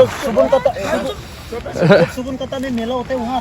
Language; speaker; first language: Hindi; non-native, local second language; Bodo